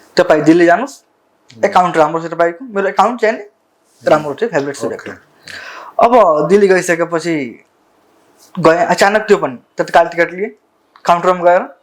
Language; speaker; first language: Nepali; non-native, local second language; Bhojpuri